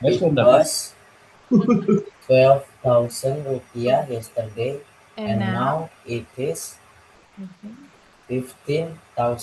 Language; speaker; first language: English; non-native, learner; Indonesian